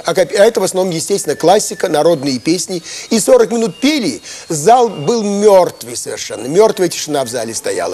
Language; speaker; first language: Russian; native; Russian